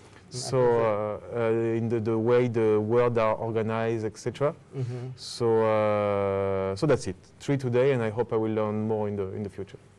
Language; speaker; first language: English; non-native, fluent; French